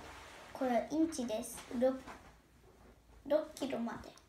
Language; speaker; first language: Japanese; early bilingual, heritage; Japanese